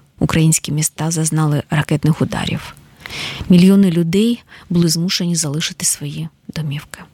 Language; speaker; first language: Ukrainian; native; Ukrainian